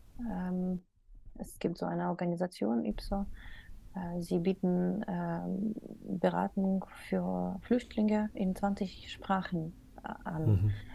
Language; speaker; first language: German; non-native, learner; Russian